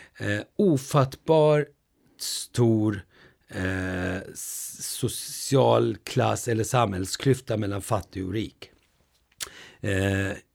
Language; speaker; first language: Swedish; early bilingual, other home language; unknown